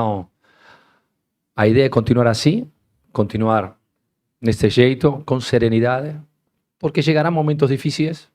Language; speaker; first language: Portuguese; non-native, learner; Spanish